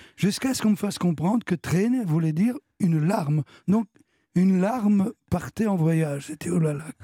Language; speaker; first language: French; early bilingual, other home language; Italian